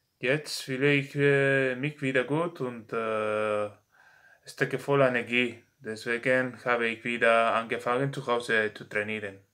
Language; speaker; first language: German; non-native, learner; Spanish